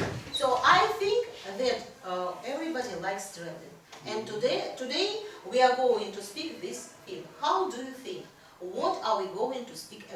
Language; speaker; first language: English; non-native, fluent; Russian